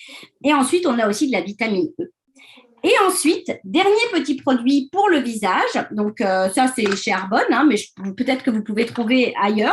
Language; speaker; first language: French; native; French